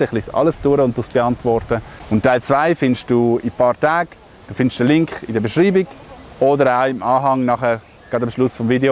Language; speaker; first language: German; native; German